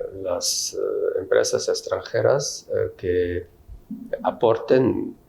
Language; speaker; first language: Spanish; non-native, fluent; Russian